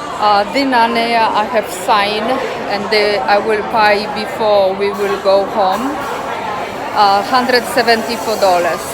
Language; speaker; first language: English; non-native, learner; Polish